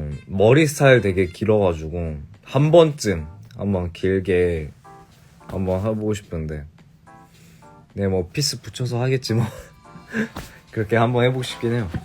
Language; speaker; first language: Korean; early bilingual, heritage; English